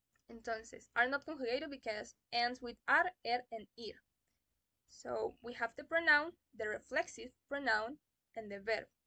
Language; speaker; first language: English; non-native, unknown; Spanish